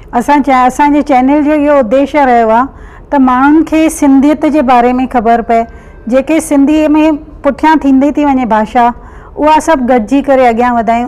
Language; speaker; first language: Sindhi; early bilingual, heritage; Sindhi